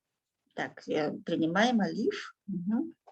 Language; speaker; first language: Russian; native; Russian